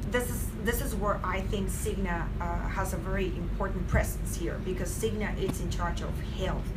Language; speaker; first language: English; non-native, fluent; Spanish